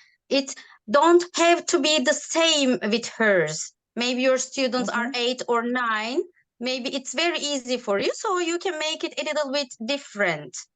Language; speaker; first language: English; non-native, learner; Turkish